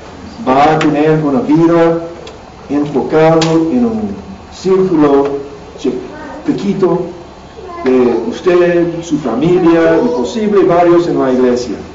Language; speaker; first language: Spanish; non-native, learner; English